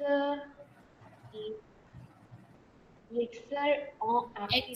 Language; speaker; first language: French; non-native, learner; Tamil